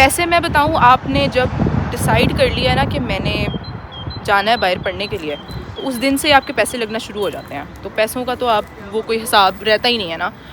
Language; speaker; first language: Urdu; native; Urdu